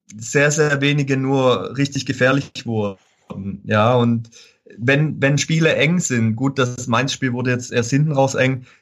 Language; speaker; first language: German; native; German